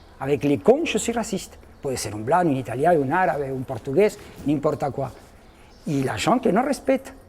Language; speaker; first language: French; non-native, fluent; Spanish